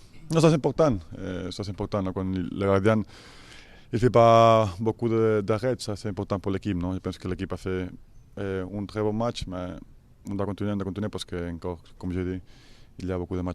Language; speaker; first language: French; non-native, fluent; Spanish